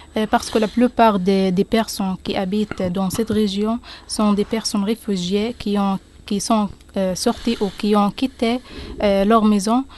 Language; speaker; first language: French; non-native, learner; Arabic